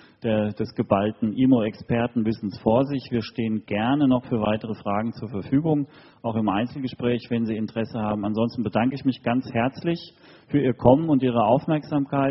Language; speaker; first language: German; native; German